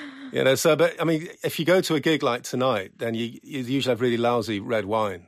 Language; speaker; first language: English; native; English